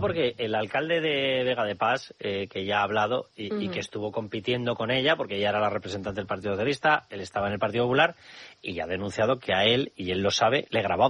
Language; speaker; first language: Spanish; native; Spanish